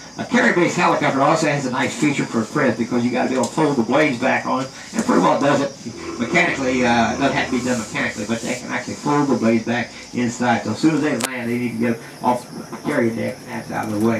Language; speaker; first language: English; native; English